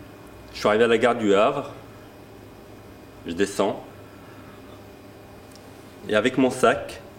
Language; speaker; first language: French; non-native, fluent; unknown